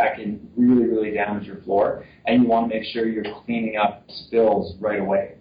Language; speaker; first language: English; native; English